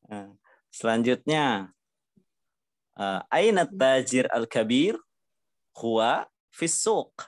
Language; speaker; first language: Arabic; non-native, fluent; Indonesian